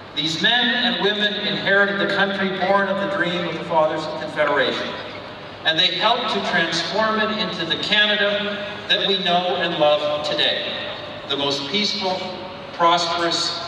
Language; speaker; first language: English; native; English